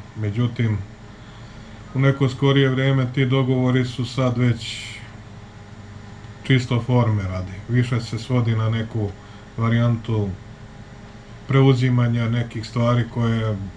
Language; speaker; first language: Serbian; native; Serbian